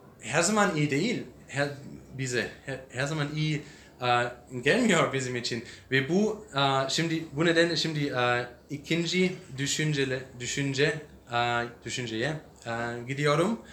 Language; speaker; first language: Turkish; non-native, learner; English